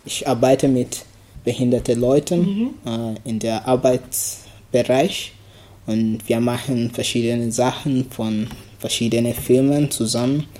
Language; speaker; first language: German; non-native, learner; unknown